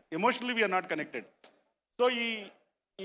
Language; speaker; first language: Telugu; native; Telugu